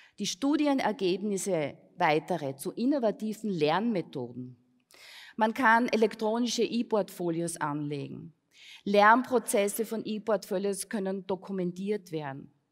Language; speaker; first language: German; native; German